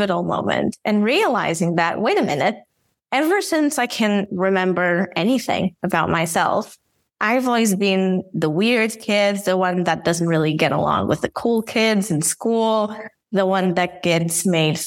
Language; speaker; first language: English; non-native, fluent; Portuguese